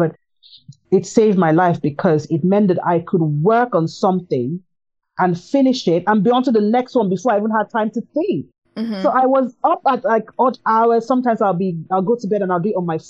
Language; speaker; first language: English; non-native, local second language; Igbo